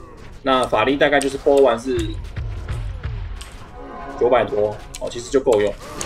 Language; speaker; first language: Chinese; native; Chinese